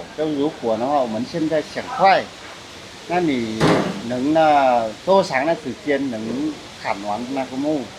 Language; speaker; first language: Chinese; non-native, fluent; Vietnamese